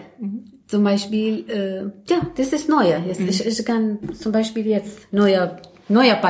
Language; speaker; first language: German; non-native, learner; Arabic